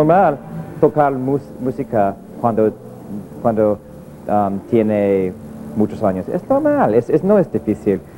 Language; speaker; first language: Spanish; non-native, learner; English